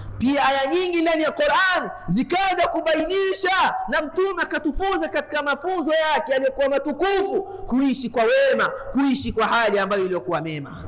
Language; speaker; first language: Swahili; native; Swahili